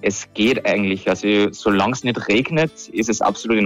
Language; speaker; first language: German; native; German